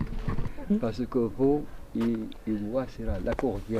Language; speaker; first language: French; non-native, learner; Arabic